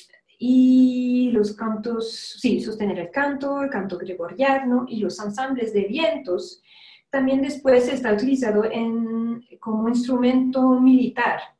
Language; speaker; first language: Spanish; non-native, fluent; French